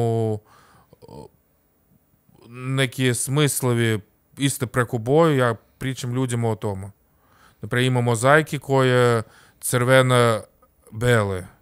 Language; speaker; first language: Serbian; non-native, learner; Russian